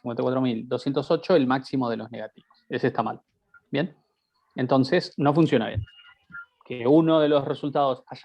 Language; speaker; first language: Spanish; native; Spanish